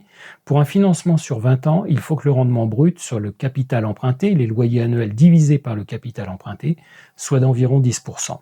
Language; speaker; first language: French; native; French